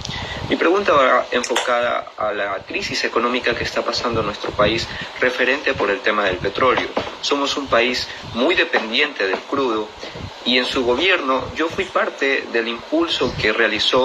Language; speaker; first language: Spanish; native; Spanish